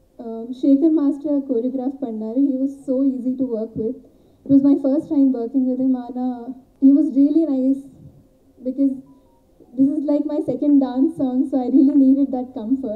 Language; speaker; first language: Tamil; non-native, learner; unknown